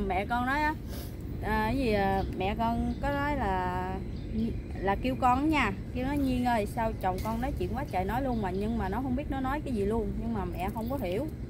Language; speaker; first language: Vietnamese; non-native, local second language; Khmer